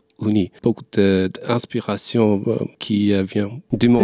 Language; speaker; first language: French; non-native, learner; English